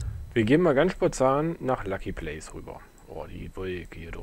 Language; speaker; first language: German; native; German